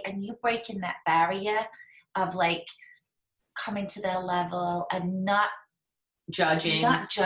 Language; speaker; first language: English; native; English